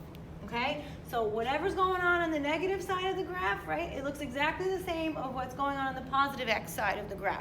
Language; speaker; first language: English; native; English